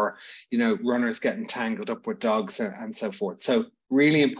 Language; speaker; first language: English; native; English